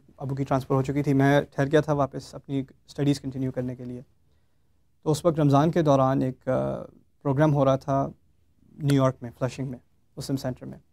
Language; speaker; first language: Urdu; native; Urdu